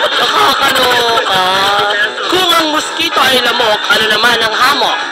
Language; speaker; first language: Filipino; native; Filipino